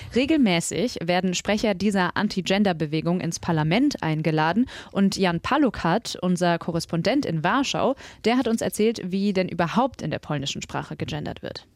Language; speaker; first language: German; native; German